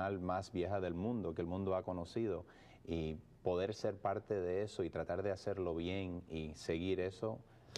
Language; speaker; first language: Spanish; early bilingual, heritage; Spanish